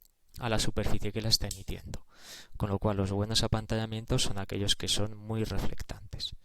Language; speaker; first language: Spanish; native; Spanish